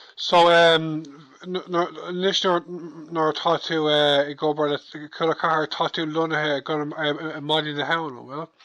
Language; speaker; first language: Irish; non-native, local second language; English